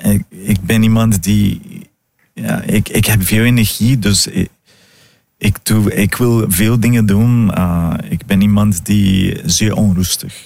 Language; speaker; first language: Dutch; non-native, fluent; Portuguese